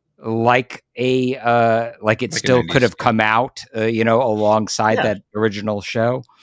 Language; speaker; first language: English; native; English